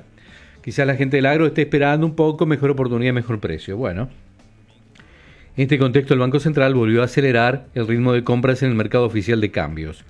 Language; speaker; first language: Spanish; native; Spanish